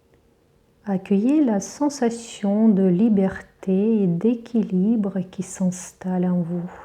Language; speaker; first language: French; native; French